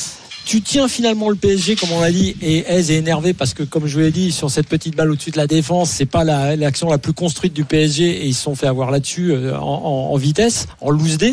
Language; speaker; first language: French; native; French